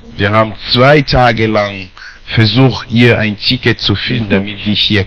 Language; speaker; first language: German; non-native, fluent; French